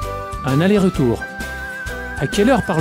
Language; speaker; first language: French; non-native, learner; Azerbaijani